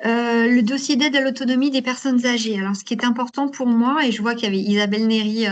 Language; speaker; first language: French; native; French